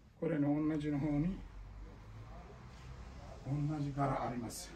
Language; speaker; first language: Japanese; non-native, fluent; Turkish